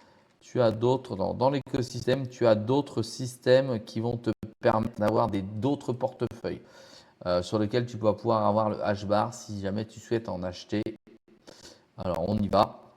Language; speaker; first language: French; native; French